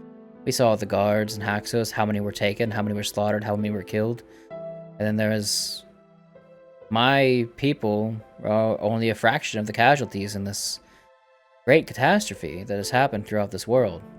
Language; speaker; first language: English; native; English